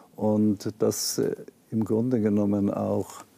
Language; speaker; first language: German; native; German